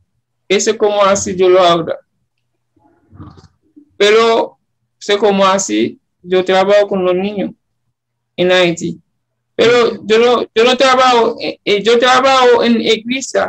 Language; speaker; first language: Spanish; non-native, learner; Haitian Creole